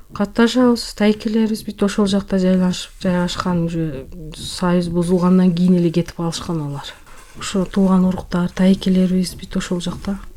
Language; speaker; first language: Kyrgyz; non-native, local second language; Turkish